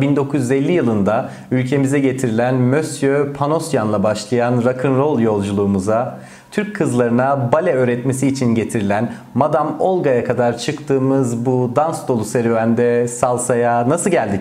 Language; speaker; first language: Turkish; native; Turkish